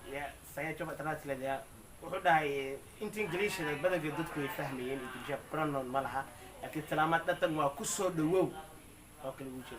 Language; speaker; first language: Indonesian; non-native, learner; Somali